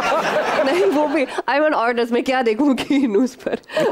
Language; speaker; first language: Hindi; non-native, learner; English